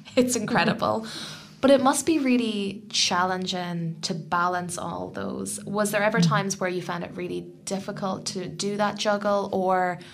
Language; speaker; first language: English; native; English